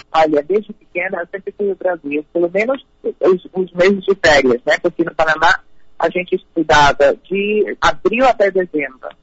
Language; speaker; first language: Portuguese; early bilingual, heritage; Spanish